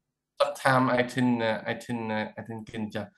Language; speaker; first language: English; non-native, learner; Vietnamese